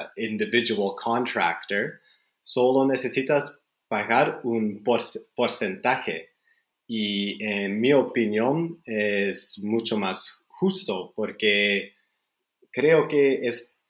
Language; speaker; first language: Spanish; non-native, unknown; Dutch